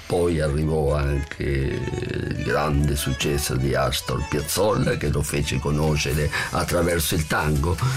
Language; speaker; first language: Italian; non-native, fluent; Spanish